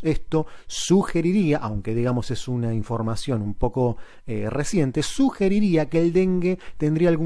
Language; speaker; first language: Spanish; native; Spanish